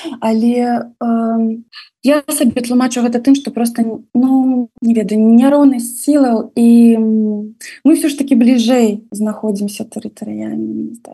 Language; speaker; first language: Belarusian; non-native, local second language; Russian